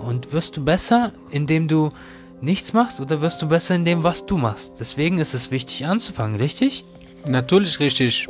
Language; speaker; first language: German; non-native, learner; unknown